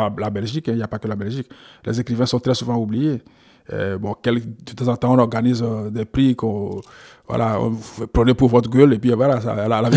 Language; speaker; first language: French; non-native, local second language; Ewe